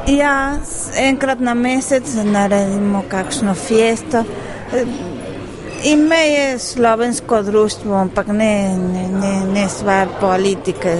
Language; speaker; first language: Slovenian; early bilingual, heritage; Spanish